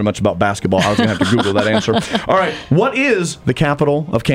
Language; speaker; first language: English; native; English